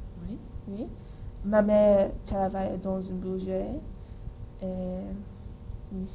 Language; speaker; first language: French; non-native, learner; English